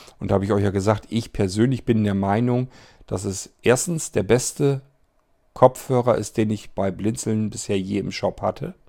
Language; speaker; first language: German; native; German